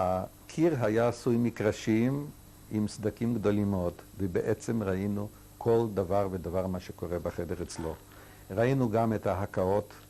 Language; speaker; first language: Hebrew; non-native, fluent; Yiddish